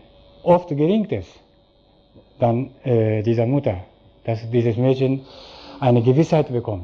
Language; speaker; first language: German; non-native, fluent; Japanese